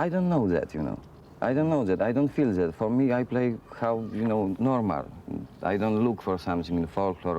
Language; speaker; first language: English; non-native, fluent; Polish